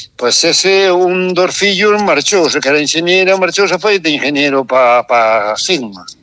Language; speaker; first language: Galician; native; Galician